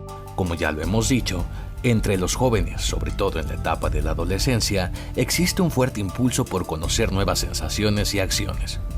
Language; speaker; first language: Spanish; native; Spanish